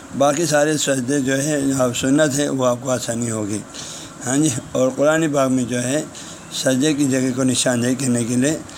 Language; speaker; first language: Urdu; non-native, local second language; Balti